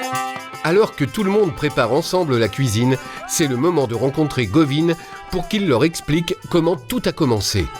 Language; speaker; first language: French; native; French